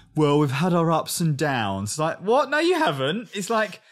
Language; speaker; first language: English; native; English